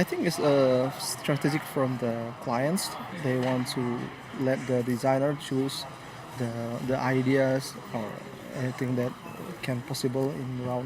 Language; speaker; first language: English; non-native, learner; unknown